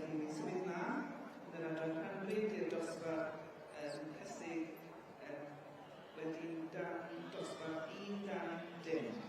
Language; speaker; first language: Welsh; native; Welsh